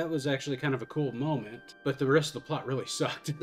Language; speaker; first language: English; native; English